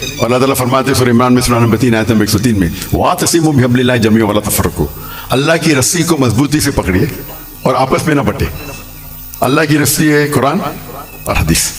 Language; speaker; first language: Urdu; non-native, local second language; English